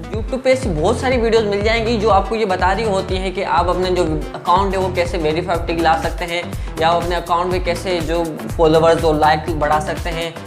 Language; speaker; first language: Hindi; non-native, local second language; Sindhi